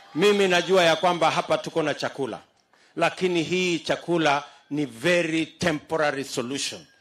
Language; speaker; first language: Swahili; non-native, local second language; Kalenjin